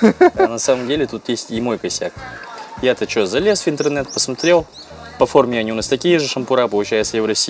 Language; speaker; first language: Russian; non-native, fluent; Korean